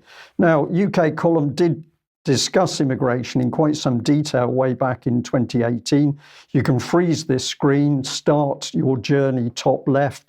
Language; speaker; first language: English; native; English